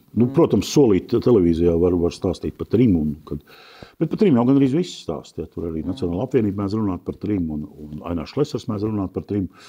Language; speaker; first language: Latvian; native; Latvian